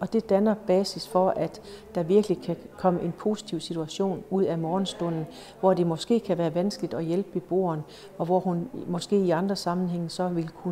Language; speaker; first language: Danish; native; Danish